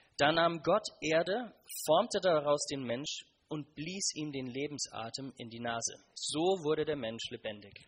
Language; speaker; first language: German; native; German